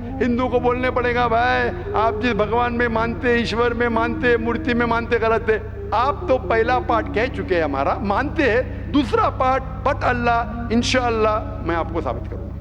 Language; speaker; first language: Hindi; non-native, local second language; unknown